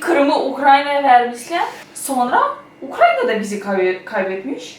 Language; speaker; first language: Turkish; non-native, fluent; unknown